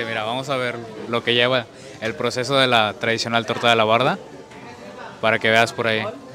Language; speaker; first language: Spanish; native; Spanish